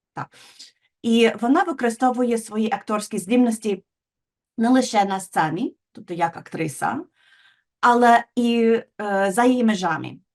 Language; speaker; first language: Ukrainian; non-native, fluent; English